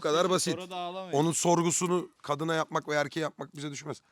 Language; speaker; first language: Turkish; native; Turkish